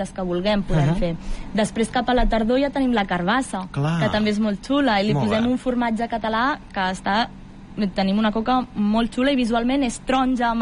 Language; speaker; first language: Catalan; native; Catalan